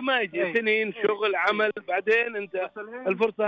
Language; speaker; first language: Arabic; native; Arabic